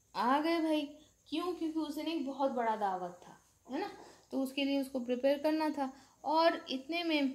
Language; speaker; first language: Hindi; non-native, local second language; Bangla